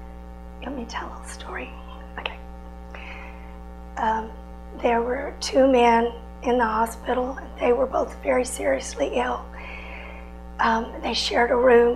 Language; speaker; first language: English; native; English